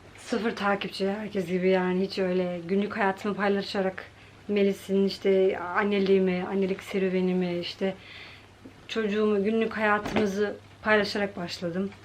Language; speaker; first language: Turkish; early bilingual, heritage; Turkish